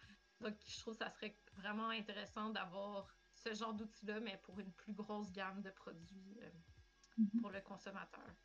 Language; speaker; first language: French; native; French